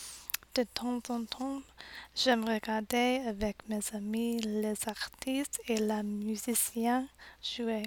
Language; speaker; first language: French; non-native, learner; English